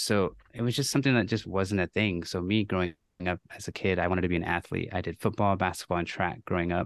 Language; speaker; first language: English; native; English